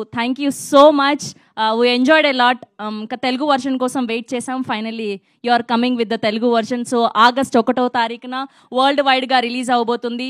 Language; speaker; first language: Telugu; native; Telugu